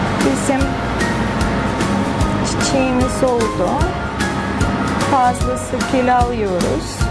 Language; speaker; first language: Turkish; non-native, fluent; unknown